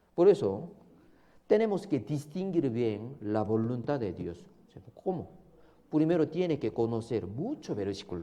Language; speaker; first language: Spanish; non-native, learner; Korean